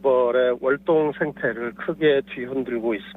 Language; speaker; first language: Korean; native; Korean